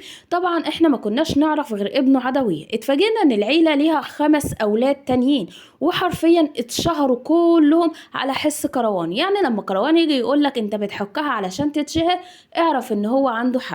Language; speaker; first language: Arabic; native; Arabic